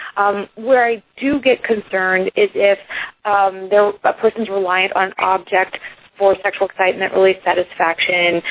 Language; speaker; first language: English; early bilingual, other home language; Icelandic